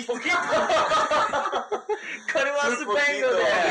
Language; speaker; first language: Japanese; non-native, learner; French